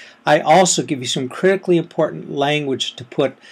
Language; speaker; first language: English; native; English